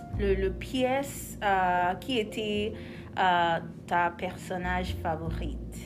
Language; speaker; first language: French; non-native, learner; English